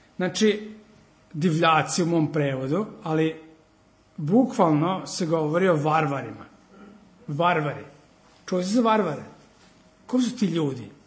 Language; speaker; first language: Serbian; early bilingual, heritage; Serbian